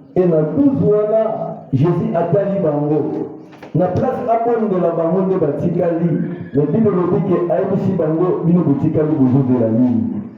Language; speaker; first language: Lingala; native; Lingala